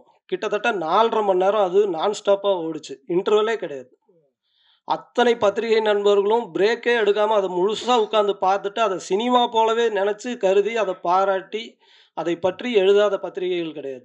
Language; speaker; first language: Tamil; native; Tamil